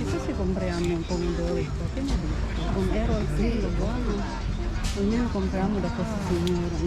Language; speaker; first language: Italian; non-native, learner; Filipino